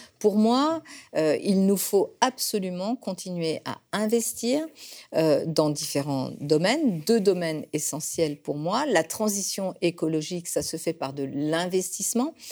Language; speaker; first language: French; early bilingual, other home language; Spanish